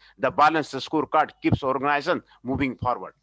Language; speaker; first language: English; non-native, local second language; Hindi